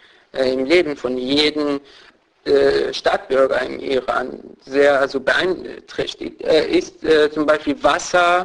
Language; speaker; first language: German; non-native, fluent; Persian